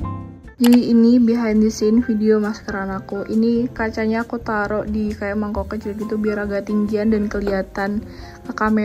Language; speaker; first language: Indonesian; native; Indonesian